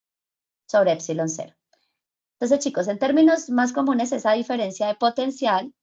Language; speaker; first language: Spanish; native; Spanish